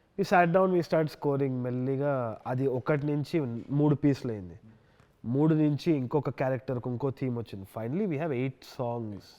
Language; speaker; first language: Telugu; native; Telugu